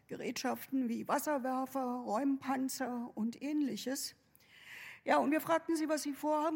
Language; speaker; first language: German; native; German